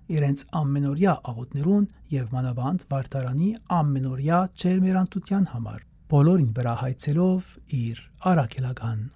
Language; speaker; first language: Armenian; native; Armenian